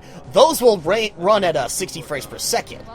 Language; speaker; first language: English; native; English